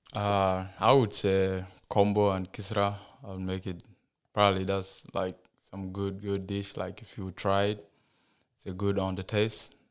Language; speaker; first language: English; non-native, fluent; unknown